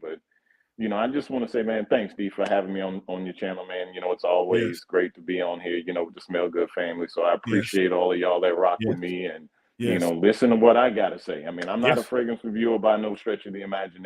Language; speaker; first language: English; native; English